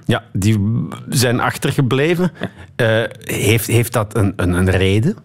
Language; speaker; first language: Dutch; native; Dutch